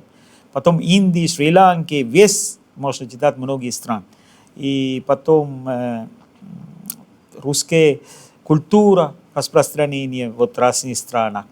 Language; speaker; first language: Russian; non-native, fluent; Sinhala